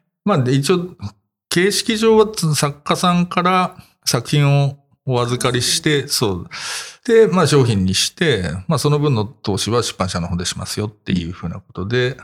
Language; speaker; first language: Japanese; native; Japanese